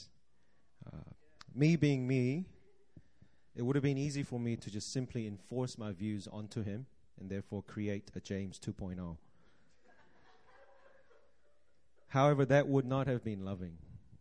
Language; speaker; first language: English; native; English